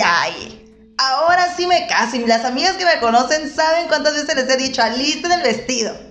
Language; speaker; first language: Spanish; native; Spanish